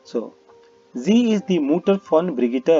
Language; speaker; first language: German; non-native, learner; Hindi